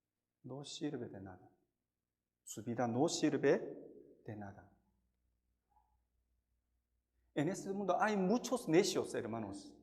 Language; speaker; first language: Spanish; non-native, fluent; Korean